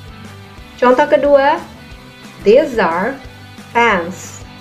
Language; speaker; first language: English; non-native, learner; Indonesian